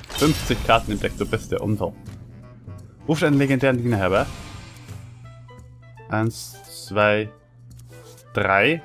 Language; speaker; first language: German; native; German